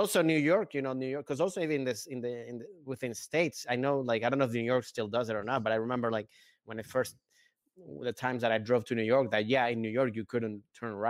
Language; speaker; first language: English; native; English